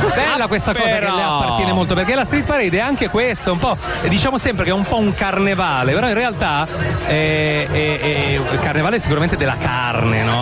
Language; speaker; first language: Italian; native; Italian